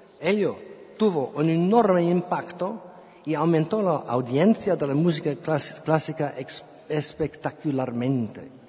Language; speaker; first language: Spanish; non-native, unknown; English